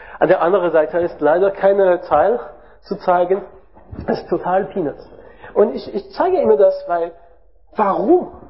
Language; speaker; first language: German; non-native, learner; French